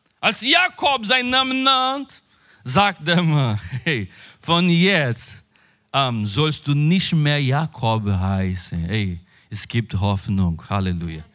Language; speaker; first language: German; non-native, learner; Portuguese